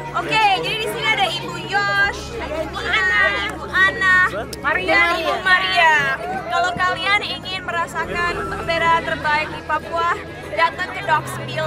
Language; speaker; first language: Indonesian; non-native, local second language; English